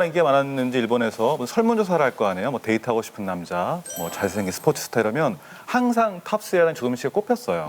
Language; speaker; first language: Korean; native; Korean